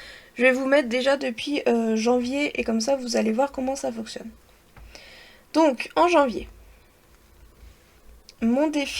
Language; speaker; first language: French; native; French